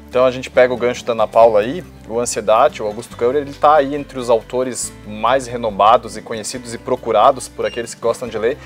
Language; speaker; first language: Portuguese; native; Portuguese